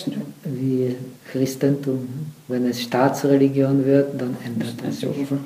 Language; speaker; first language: German; non-native, fluent; Czech